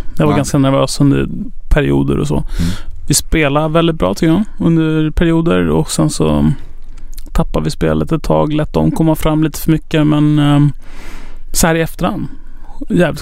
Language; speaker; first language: Swedish; native; Swedish